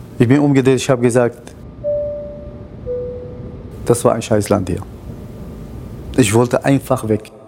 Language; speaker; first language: German; non-native, fluent; Kurdish